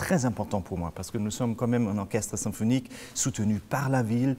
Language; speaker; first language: French; non-native, fluent; German